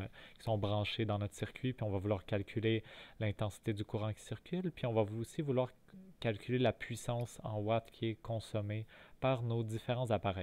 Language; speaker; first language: French; native; French